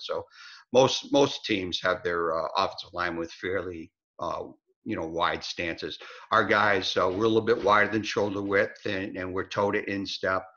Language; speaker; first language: English; native; English